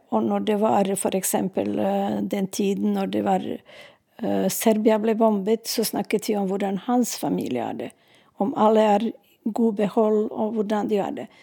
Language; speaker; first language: Norwegian; non-native, fluent; Serbian